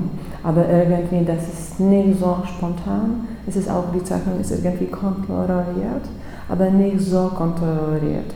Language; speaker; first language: German; non-native, fluent; Czech